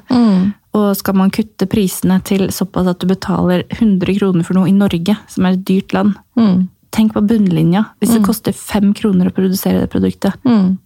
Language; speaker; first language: Norwegian; native; Norwegian